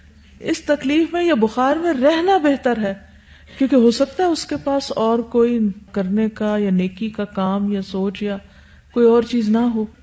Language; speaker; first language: Urdu; native; Urdu